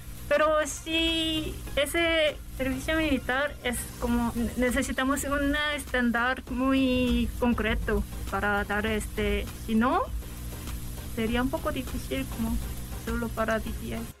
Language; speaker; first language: Spanish; non-native, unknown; Korean